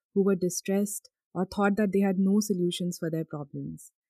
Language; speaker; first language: English; non-native, local second language; Hindi